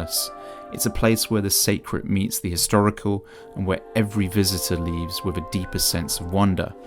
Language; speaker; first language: English; native; English